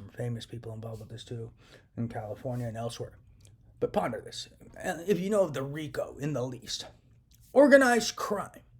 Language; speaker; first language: English; native; English